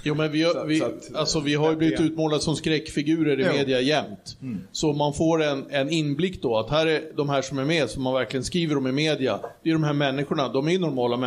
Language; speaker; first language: Swedish; native; Swedish